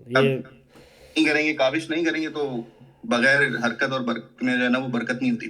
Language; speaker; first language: Urdu; native; Urdu